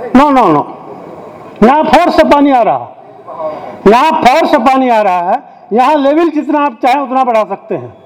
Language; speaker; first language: Hindi; native; Hindi